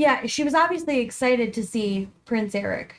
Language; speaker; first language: English; native; English